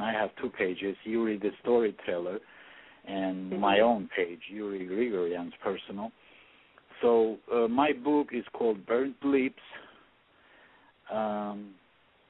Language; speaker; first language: English; non-native, fluent; Russian